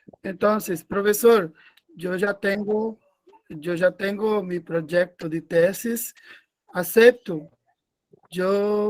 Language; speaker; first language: Spanish; non-native, learner; Portuguese